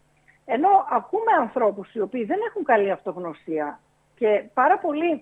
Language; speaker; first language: Greek; native; Greek